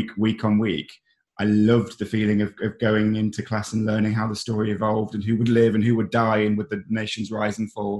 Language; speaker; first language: English; native; English